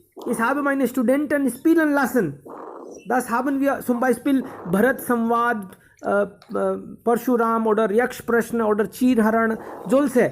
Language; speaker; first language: German; non-native, fluent; Hindi